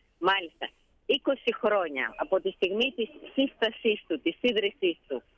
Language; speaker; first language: Greek; native; Greek